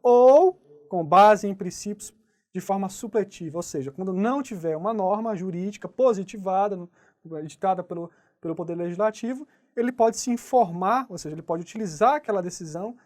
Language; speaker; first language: Portuguese; native; Portuguese